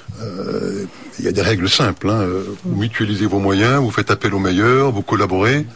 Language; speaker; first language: French; native; French